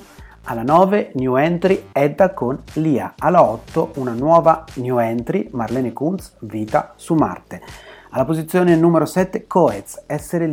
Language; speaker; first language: Italian; native; Italian